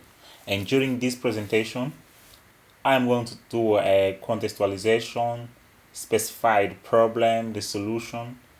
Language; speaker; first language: English; non-native, local second language; Portuguese